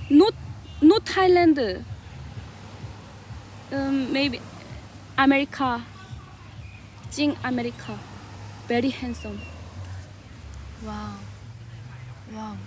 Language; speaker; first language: English; non-native, learner; Korean